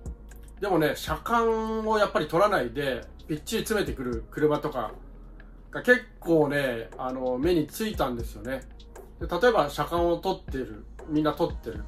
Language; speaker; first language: Japanese; native; Japanese